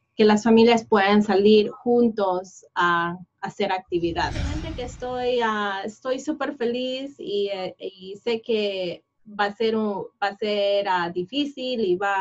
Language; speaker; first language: Spanish; early bilingual, heritage; Spanish